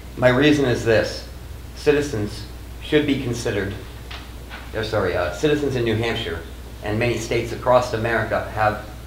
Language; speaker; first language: English; native; English